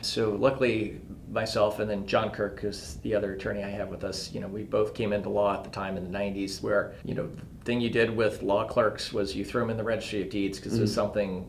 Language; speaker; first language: English; native; English